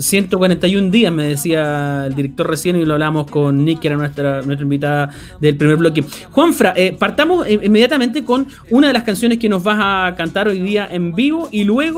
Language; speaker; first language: Spanish; native; Spanish